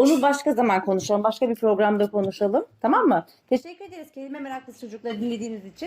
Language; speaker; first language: Turkish; native; Turkish